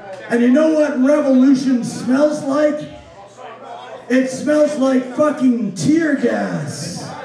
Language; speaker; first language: English; native; English